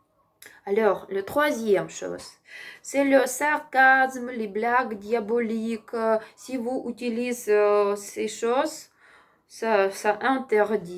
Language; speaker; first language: French; non-native, learner; Ukrainian